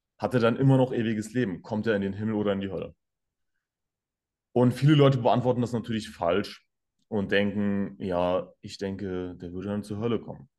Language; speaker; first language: German; native; German